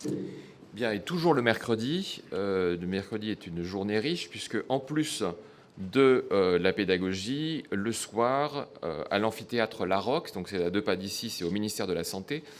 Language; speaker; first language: French; native; French